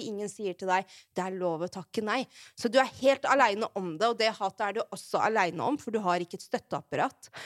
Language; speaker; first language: Norwegian; early bilingual, other home language; Arabic